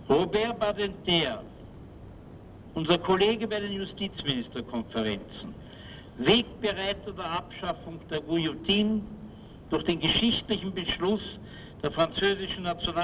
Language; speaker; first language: German; native; German